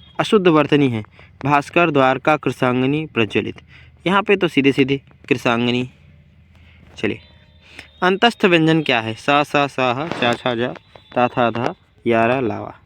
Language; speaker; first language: Hindi; native; Hindi